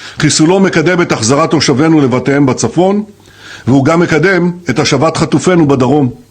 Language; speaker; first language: Hebrew; native; Hebrew